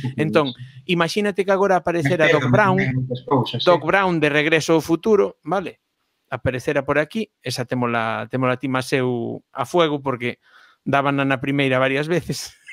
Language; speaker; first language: Galician; non-native, local second language; Spanish